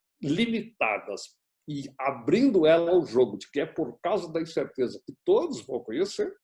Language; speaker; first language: Portuguese; native; Portuguese